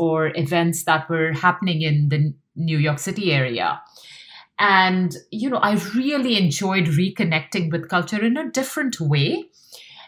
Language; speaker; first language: English; non-native, local second language; Hindi